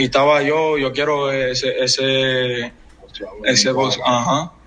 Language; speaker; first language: Spanish; early bilingual, heritage; English